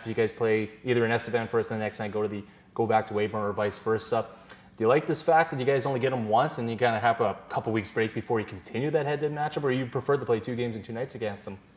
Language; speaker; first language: English; native; English